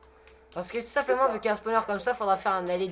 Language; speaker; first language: French; native; French